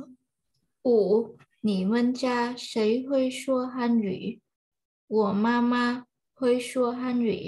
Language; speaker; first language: Chinese; non-native, learner; Vietnamese